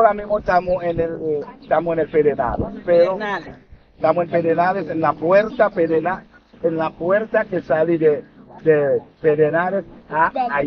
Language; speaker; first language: Spanish; non-native, learner; Haitian Creole